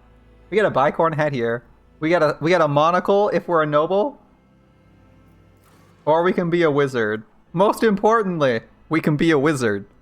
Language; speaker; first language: English; native; English